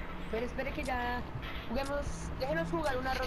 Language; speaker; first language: Spanish; native; Spanish